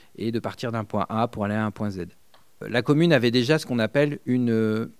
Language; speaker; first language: French; non-native, fluent; Spanish